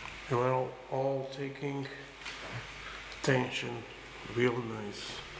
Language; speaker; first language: English; non-native, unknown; Portuguese